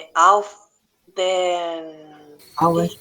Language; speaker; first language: German; non-native, learner; Spanish